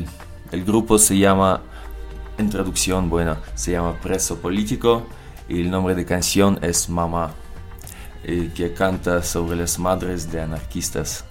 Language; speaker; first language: Spanish; non-native, learner; Russian